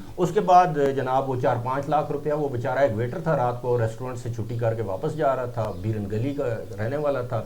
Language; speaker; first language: Urdu; non-native, local second language; Northern Hindko